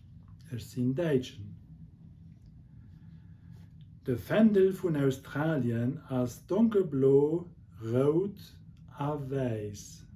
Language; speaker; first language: German; non-native, local second language; Luxembourgish